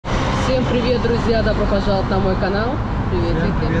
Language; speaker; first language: Russian; native; Russian